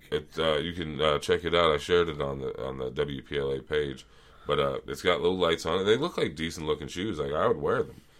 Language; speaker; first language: English; native; English